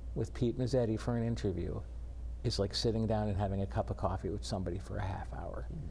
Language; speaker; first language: English; native; English